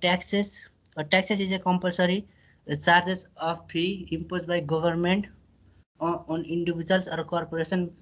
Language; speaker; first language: English; non-native, local second language; Nepali